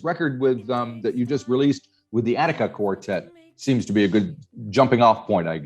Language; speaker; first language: English; native; English